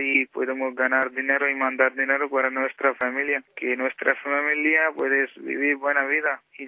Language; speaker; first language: Spanish; non-native, local second language; Punjabi